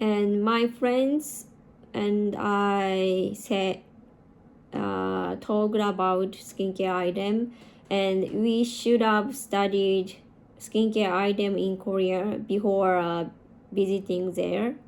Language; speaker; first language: English; non-native, learner; Japanese